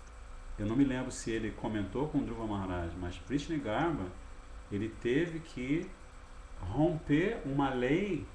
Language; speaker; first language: Portuguese; native; Portuguese